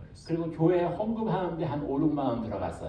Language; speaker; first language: Korean; native; Korean